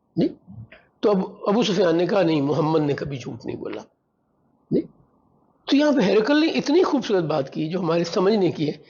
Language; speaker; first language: Urdu; non-native, local second language; Punjabi